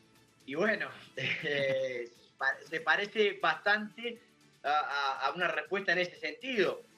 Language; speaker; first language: Spanish; native; Spanish